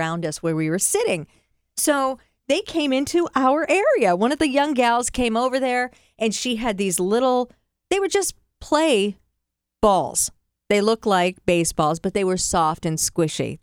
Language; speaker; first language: English; native; English